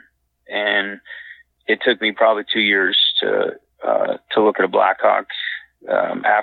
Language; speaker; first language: English; native; English